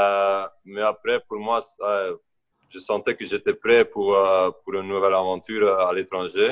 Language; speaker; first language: French; non-native, local second language; Dutch